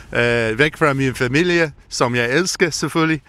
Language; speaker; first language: Danish; non-native, fluent; English